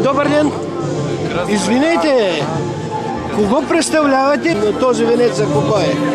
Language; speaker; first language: Bulgarian; non-native, fluent; Russian